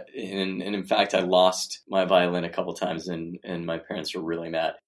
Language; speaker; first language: English; native; English